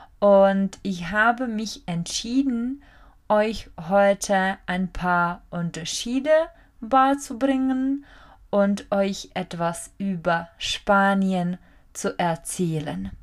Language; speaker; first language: German; non-native, fluent; Czech